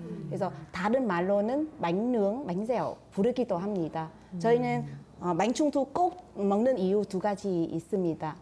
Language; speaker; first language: Korean; non-native, fluent; Vietnamese